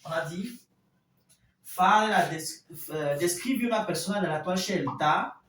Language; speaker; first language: Italian; non-native, fluent; French